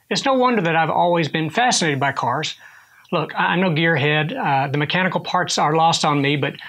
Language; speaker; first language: English; native; English